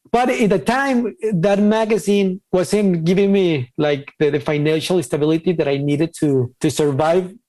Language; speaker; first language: English; non-native, fluent; Spanish